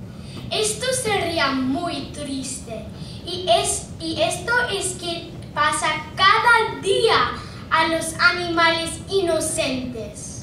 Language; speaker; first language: Spanish; non-native, learner; English